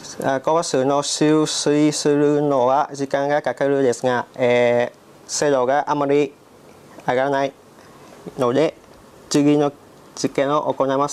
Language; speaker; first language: Japanese; non-native, learner; Vietnamese